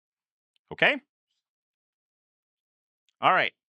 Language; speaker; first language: English; native; English